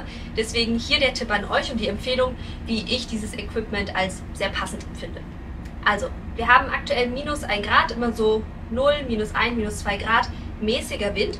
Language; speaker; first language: German; native; German